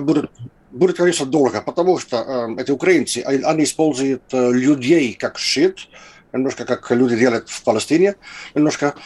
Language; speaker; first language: Russian; non-native, fluent; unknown